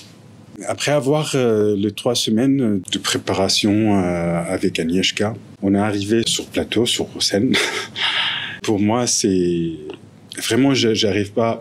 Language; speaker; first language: French; non-native, fluent; Arabic